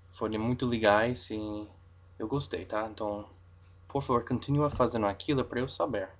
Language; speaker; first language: Portuguese; non-native, fluent; English